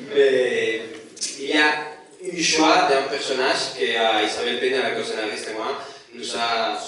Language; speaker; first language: French; non-native, learner; Spanish